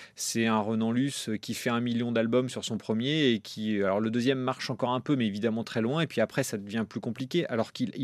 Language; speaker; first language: French; native; French